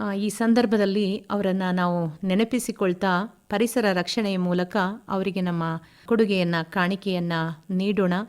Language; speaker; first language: Kannada; native; Kannada